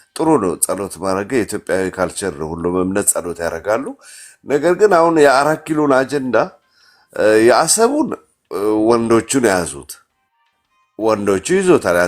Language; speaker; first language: Amharic; non-native, local second language; Oromo